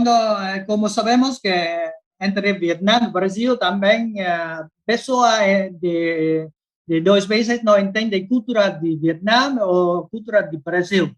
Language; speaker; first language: Spanish; non-native, learner; Vietnamese